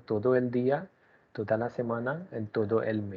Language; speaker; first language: Spanish; non-native, learner; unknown